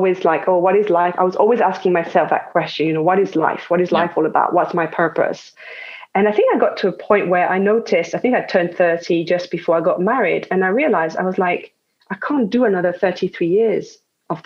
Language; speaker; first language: English; non-native, fluent; French